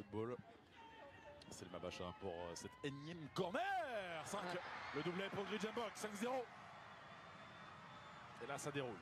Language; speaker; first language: French; native; French